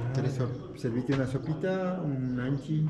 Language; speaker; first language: Spanish; native; Spanish